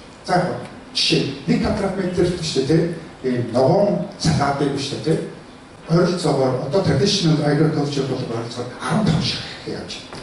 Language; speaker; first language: Mongolian; early bilingual, heritage; Mongolian